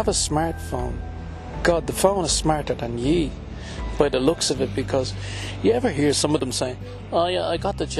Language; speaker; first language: English; native; English